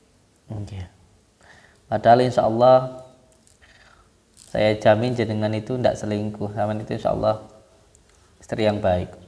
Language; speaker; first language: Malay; non-native, local second language; Javanese